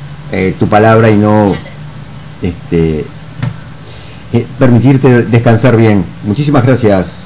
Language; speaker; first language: Spanish; native; Spanish